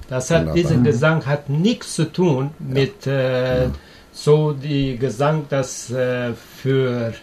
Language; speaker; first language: German; non-native, learner; Persian